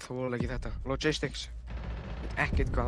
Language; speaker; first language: Icelandic; native; Icelandic